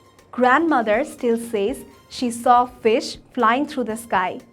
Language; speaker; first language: English; non-native, local second language; Bangla